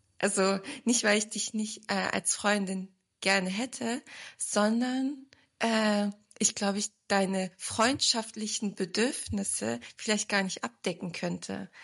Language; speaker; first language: German; early bilingual, other home language; Turkish